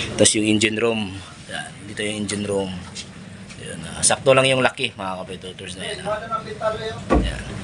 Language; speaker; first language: Filipino; non-native, local second language; Cebuano